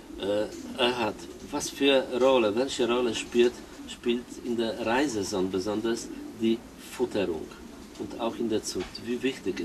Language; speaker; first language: German; non-native, fluent; Polish